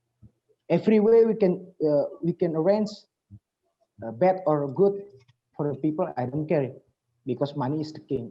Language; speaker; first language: English; non-native, learner; Indonesian